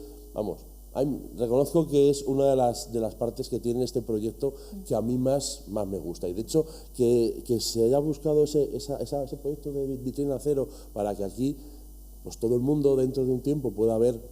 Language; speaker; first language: Spanish; native; Spanish